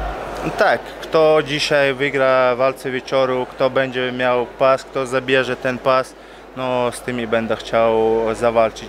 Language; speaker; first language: Polish; non-native, fluent; Chechen